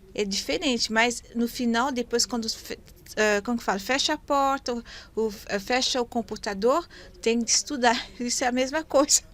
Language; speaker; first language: Portuguese; non-native, fluent; French